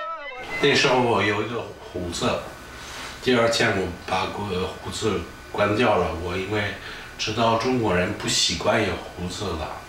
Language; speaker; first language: Chinese; non-native, fluent; French